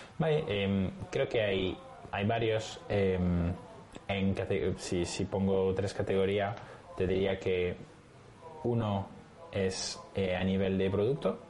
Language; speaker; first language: Spanish; non-native, fluent; French